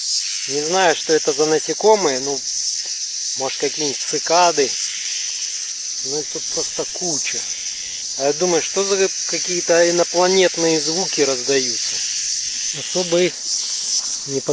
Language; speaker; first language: Russian; native; Russian